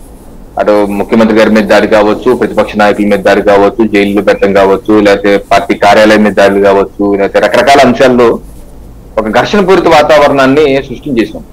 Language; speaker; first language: Telugu; native; Telugu